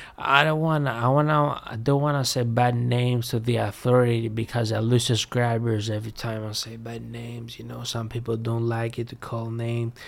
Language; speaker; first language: English; non-native, fluent; Greek